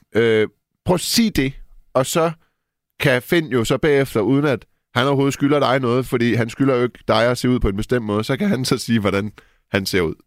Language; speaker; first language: Danish; native; Danish